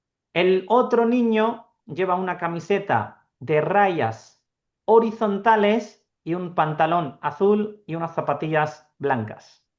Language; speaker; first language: Spanish; non-native, fluent; Urdu